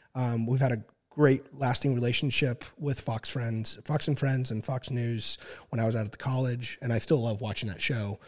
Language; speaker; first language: English; native; English